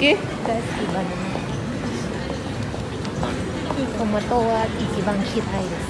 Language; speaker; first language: Japanese; non-native, learner; Thai